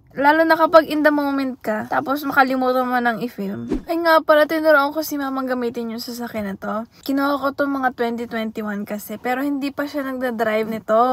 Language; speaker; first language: Filipino; early bilingual, heritage; Filipino